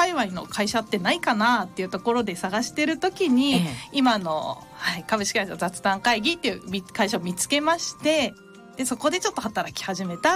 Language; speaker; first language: Japanese; native; Japanese